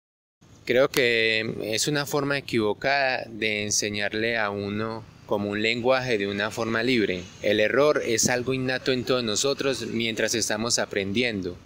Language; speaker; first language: Spanish; native; Spanish